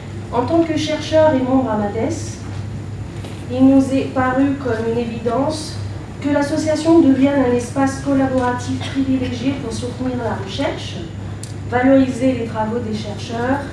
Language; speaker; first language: French; native; French